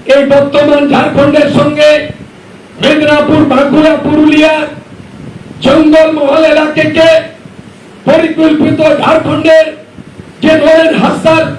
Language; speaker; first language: Bangla; non-native, local second language; Santali